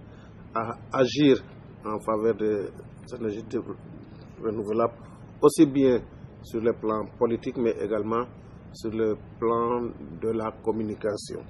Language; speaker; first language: French; non-native, local second language; Wolof